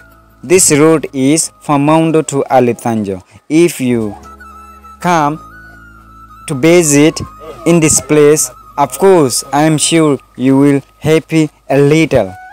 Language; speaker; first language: English; non-native, local second language; Rohingya